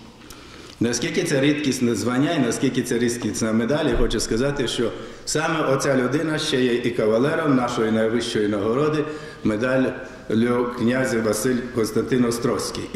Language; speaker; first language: Ukrainian; native; Ukrainian